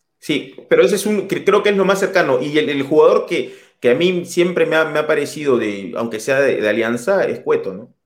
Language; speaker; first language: Spanish; native; Spanish